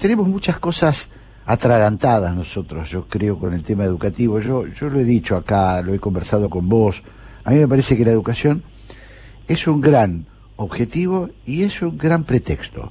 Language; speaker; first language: Spanish; native; Spanish